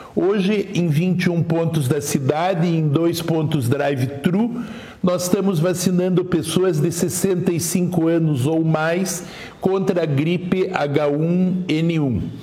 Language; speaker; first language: Portuguese; native; Portuguese